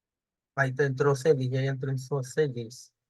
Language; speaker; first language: Spanish; native; Spanish